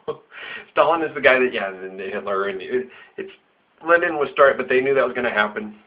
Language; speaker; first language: English; native; English